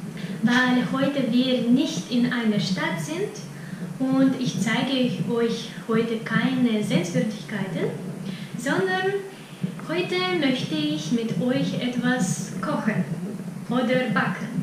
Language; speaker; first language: German; non-native, fluent; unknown